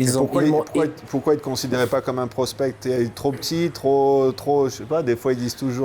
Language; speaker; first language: French; native; French